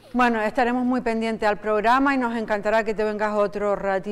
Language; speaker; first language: Spanish; native; Spanish